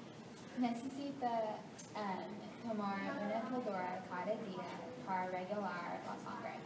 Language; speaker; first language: Spanish; non-native, learner; English